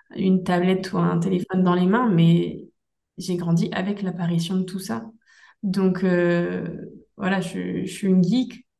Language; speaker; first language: French; native; French